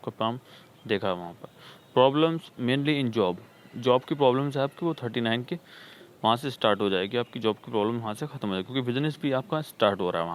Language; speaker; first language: Hindi; native; Hindi